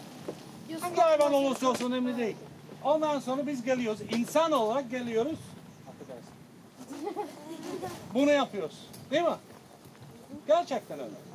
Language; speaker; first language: Turkish; non-native, fluent; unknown